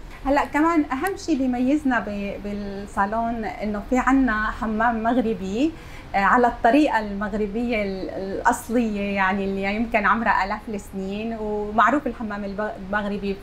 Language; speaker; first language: Arabic; native; Arabic